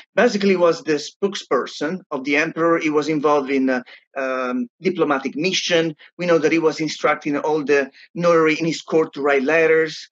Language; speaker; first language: English; non-native, fluent; Italian